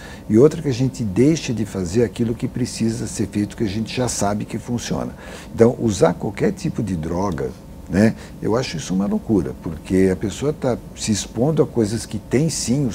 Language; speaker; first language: Portuguese; native; Portuguese